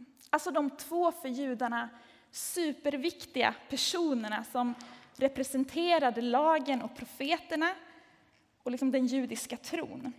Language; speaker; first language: Swedish; native; Swedish